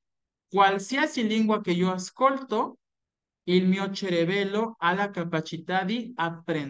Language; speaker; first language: Italian; non-native, fluent; Spanish